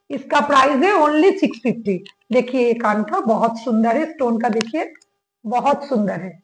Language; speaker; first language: Hindi; non-native, local second language; Bangla